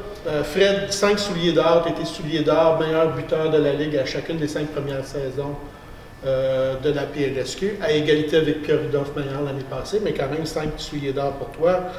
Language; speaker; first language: French; native; French